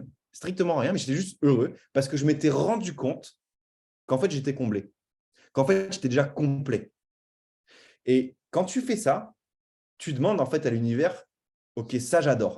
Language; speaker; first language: French; native; French